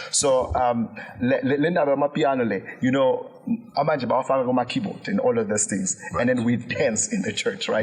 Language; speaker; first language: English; non-native, local second language; Zulu